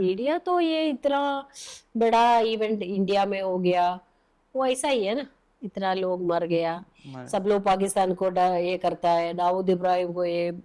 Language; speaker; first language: Hindi; non-native, local second language; Malayalam